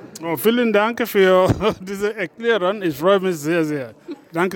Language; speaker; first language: German; non-native, fluent; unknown